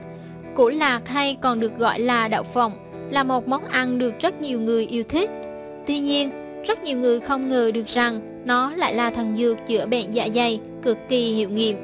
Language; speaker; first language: Vietnamese; native; Vietnamese